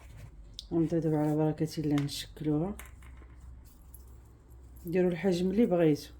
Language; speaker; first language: Arabic; native; Arabic